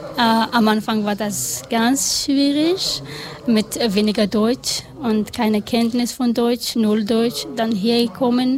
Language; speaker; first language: German; non-native, learner; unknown